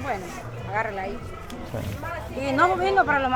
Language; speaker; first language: Spanish; native; Spanish